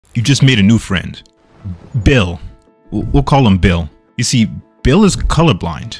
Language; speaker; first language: English; native; English